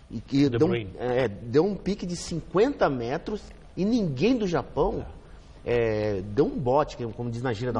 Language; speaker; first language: Portuguese; native; Portuguese